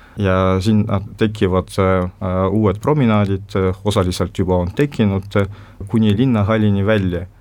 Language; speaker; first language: Estonian; non-native, local second language; Russian